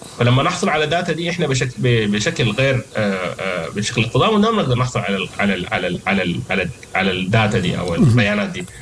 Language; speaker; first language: Arabic; native; Arabic